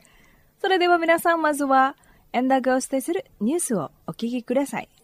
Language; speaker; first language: Japanese; non-native, fluent; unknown